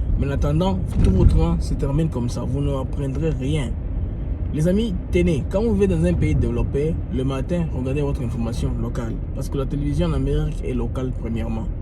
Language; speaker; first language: French; non-native, local second language; Lingala